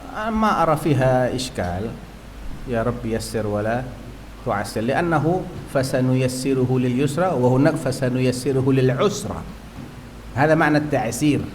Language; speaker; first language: Arabic; non-native, fluent; Indonesian